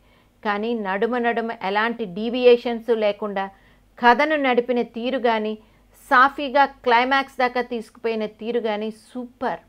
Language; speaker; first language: Telugu; native; Telugu